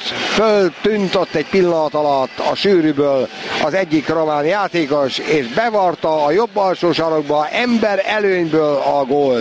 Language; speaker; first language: Hungarian; native; Hungarian